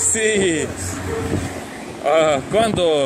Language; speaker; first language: Italian; non-native, learner; Ukrainian